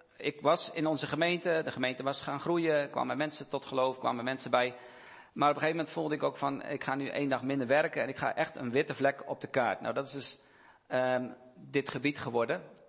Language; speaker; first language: Dutch; native; Dutch